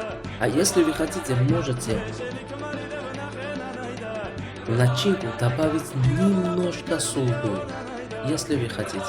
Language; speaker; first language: Russian; non-native, fluent; Georgian